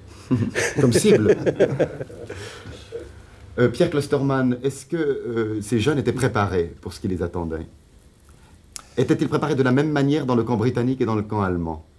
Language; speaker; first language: French; native; French